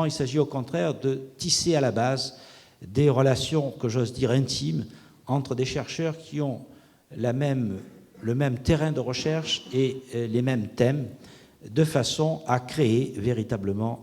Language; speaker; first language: French; native; French